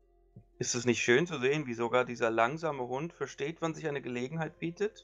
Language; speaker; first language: German; native; German